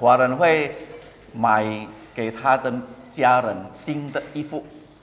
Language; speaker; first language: Chinese; early bilingual, heritage; Chinese